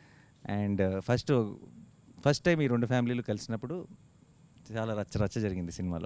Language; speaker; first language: Telugu; native; Telugu